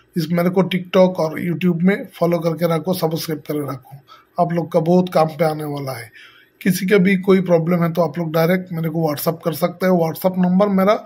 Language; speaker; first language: Hindi; non-native, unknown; Bangla